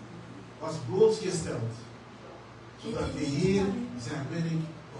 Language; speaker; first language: Dutch; non-native, fluent; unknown